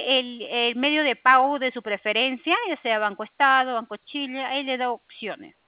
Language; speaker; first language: Spanish; native; Spanish